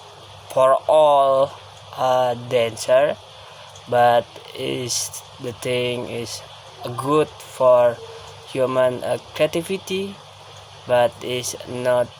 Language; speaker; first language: English; non-native, learner; Indonesian